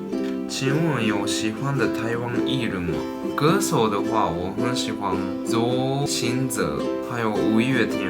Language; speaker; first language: Chinese; non-native, fluent; Japanese